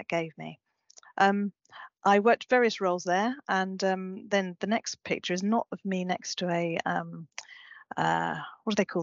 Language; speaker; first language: English; native; English